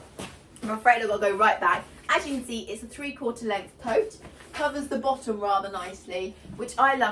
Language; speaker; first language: English; native; English